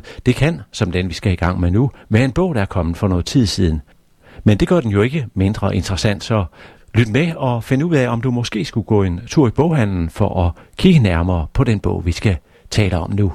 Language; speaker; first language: Danish; native; Danish